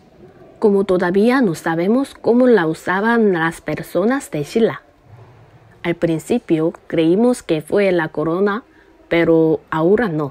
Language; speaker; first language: Spanish; non-native, learner; Korean